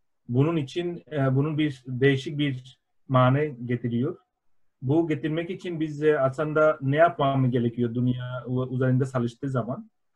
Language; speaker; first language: Turkish; non-native, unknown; Bangla